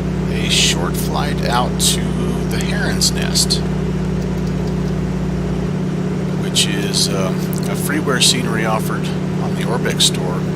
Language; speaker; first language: English; native; English